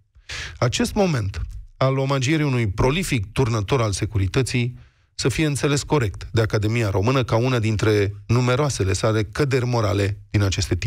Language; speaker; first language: Romanian; native; Romanian